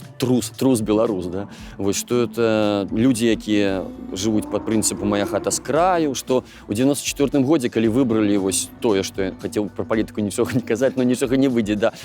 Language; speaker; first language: Belarusian; non-native, local second language; Russian